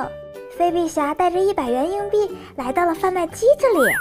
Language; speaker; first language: Chinese; native; Chinese